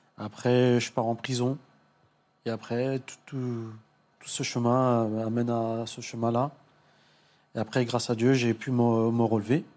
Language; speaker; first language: French; early bilingual, other home language; Arabic